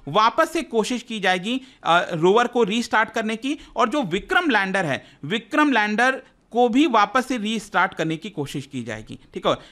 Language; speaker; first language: Hindi; native; Hindi